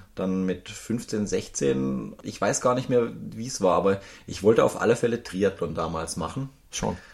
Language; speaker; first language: German; native; German